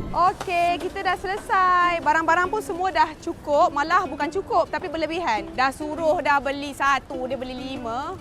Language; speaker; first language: Malay; native; Malay